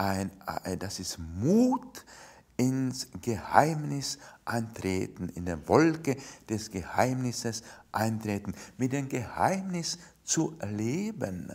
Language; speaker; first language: German; non-native, fluent; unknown